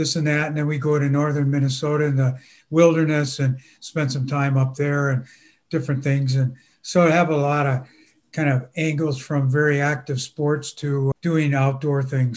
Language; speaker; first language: English; native; English